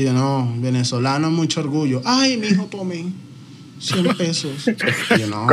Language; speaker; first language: Spanish; native; Spanish